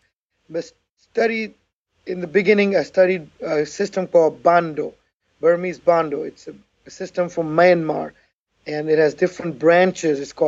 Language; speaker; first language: English; non-native, local second language; Urdu